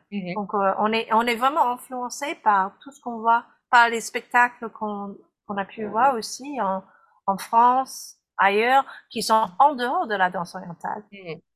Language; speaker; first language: French; non-native, fluent; English